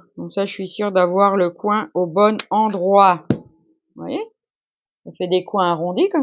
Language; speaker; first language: French; native; French